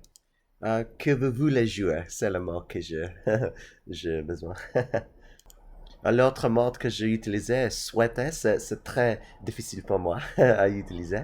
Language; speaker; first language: French; non-native, learner; English